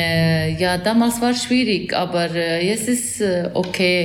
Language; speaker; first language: German; non-native, learner; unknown